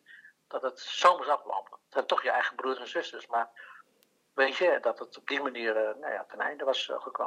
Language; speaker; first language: Dutch; early bilingual, other home language; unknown